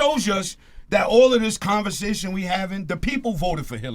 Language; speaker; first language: English; native; English